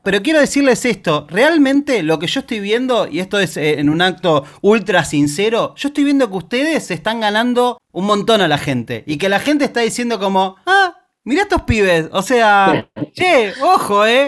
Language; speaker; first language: Spanish; native; Spanish